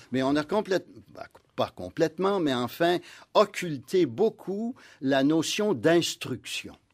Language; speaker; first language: French; native; French